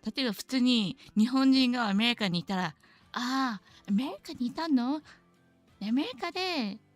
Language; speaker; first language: Japanese; non-native, learner; English